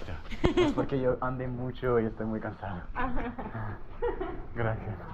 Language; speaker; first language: Spanish; non-native, learner; French